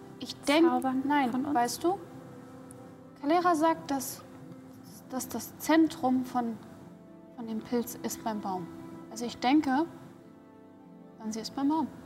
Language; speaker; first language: German; non-native, learner; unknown